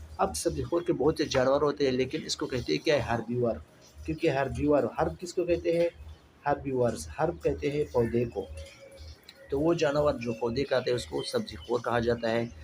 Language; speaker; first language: Urdu; non-native, local second language; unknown